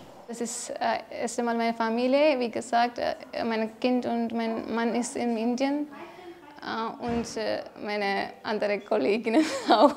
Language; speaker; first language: German; non-native, learner; Malayalam